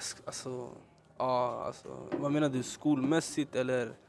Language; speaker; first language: Swedish; early bilingual, other home language; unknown